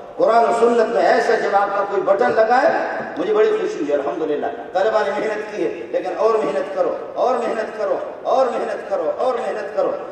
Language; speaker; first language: Urdu; non-native, local second language; Brahui